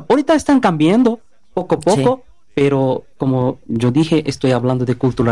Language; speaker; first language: Spanish; non-native, learner; Bangla